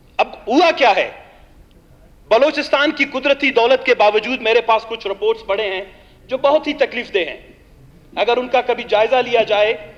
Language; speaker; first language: Urdu; non-native, local second language; Baluchi